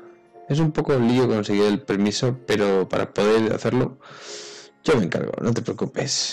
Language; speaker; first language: Spanish; native; Spanish